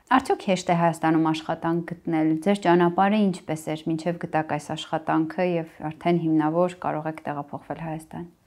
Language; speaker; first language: Armenian; native; Armenian